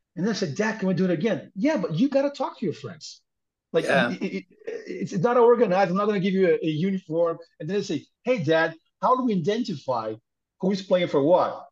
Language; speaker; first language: English; non-native, fluent; Portuguese